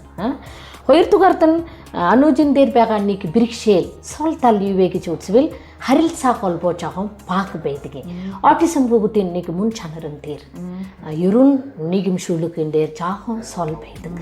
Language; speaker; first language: Mongolian; non-native, fluent; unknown